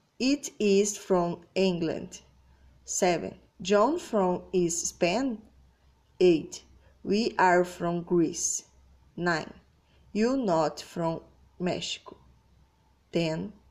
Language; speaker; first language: English; non-native, learner; Portuguese